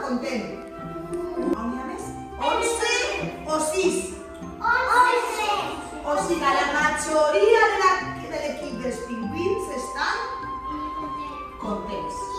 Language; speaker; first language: Catalan; native; Catalan